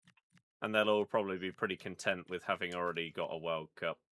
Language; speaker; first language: English; native; English